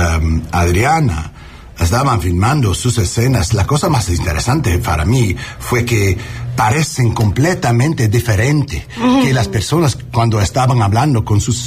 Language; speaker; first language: Spanish; early bilingual, heritage; English